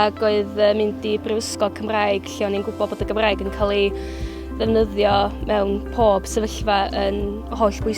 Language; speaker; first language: Welsh; native; Welsh